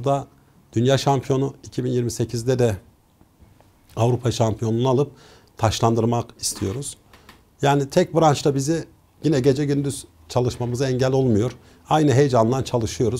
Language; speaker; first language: Turkish; native; Turkish